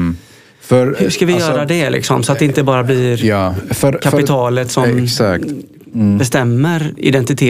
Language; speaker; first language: Swedish; native; Swedish